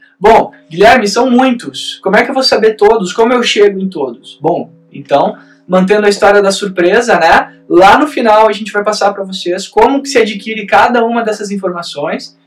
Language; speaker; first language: Portuguese; native; Portuguese